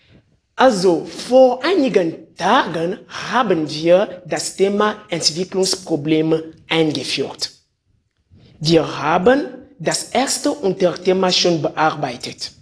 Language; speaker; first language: German; non-native, fluent; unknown